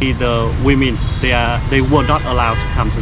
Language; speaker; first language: English; non-native, fluent; Vietnamese